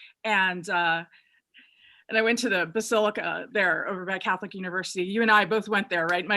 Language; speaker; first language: English; native; English